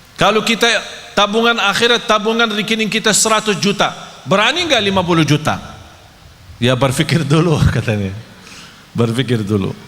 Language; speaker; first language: Malay; non-native, fluent; Arabic